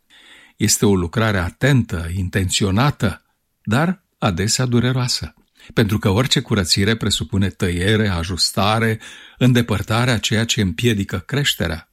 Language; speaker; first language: Romanian; native; Romanian